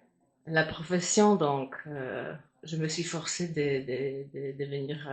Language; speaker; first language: French; non-native, fluent; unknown